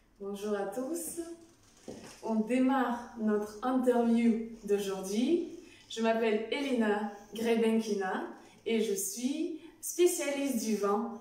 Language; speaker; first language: French; non-native, fluent; Russian